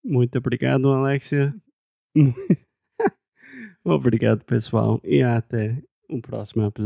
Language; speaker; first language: Portuguese; non-native, fluent; English